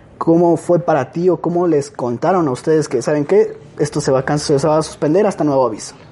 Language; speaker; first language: Spanish; native; Spanish